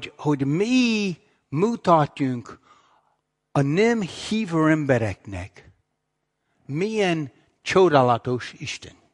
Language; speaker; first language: Hungarian; non-native, fluent; English